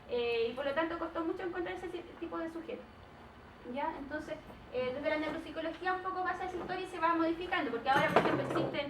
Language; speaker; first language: Spanish; native; Spanish